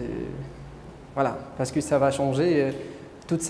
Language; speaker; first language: French; non-native, fluent; Arabic